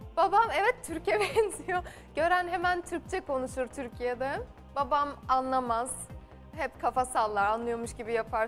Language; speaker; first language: Turkish; early bilingual, heritage; Turkish